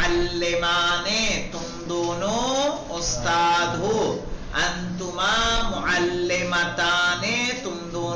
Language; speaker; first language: Arabic; non-native, fluent; Urdu